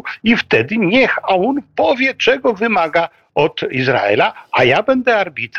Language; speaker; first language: Polish; native; Polish